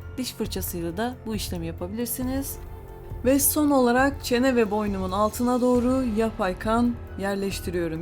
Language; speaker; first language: Turkish; native; Turkish